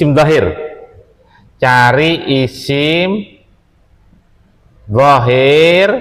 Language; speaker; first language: Arabic; non-native, fluent; Indonesian